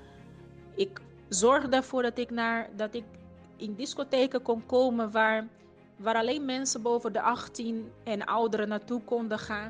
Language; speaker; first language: Dutch; non-native, fluent; Portuguese